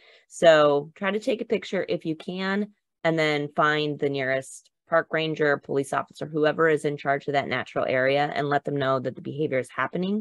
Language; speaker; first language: English; native; English